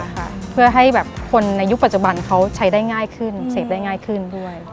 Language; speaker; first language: Thai; native; Thai